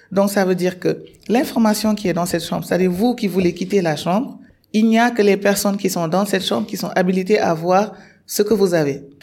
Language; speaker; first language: French; non-native, local second language; Wolof